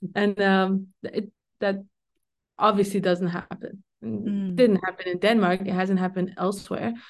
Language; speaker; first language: English; early bilingual, heritage; Danish